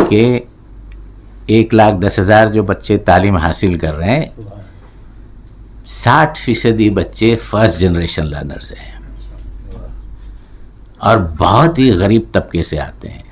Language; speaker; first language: Hindi; native; Hindi